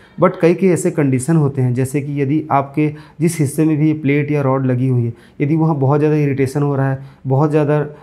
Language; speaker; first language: Hindi; native; Hindi